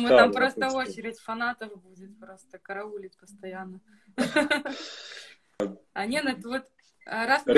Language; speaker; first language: Russian; native; Russian